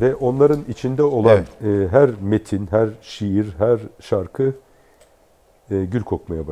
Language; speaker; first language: Turkish; native; Turkish